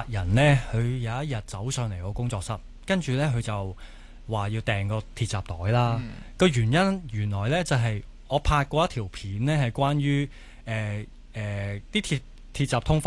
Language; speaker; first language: Cantonese; native; Cantonese